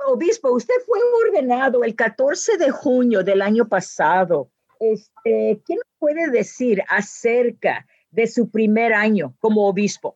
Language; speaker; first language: Spanish; non-native, learner; English